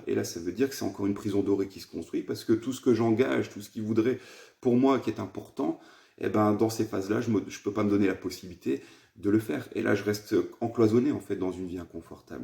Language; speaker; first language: French; native; French